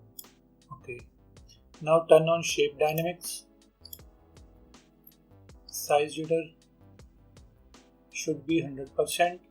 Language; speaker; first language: English; non-native, local second language; Hindi